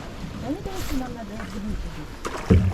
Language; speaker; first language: Russian; native; Russian